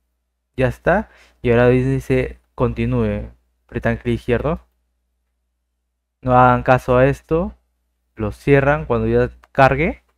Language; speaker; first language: Spanish; native; Spanish